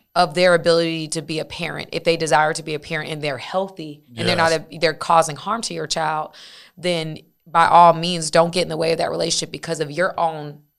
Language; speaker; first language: English; native; English